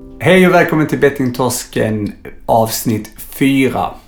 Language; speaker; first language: Swedish; native; Swedish